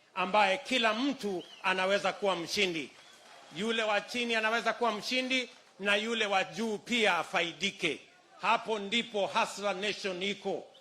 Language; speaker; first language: Swahili; non-native, local second language; Kalenjin